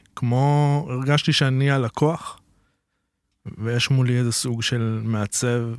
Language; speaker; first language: Hebrew; native; Hebrew